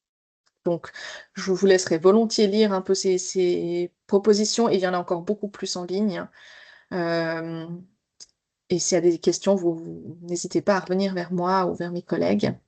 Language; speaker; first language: French; native; French